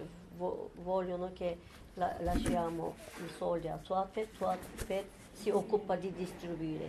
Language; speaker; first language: Italian; non-native, fluent; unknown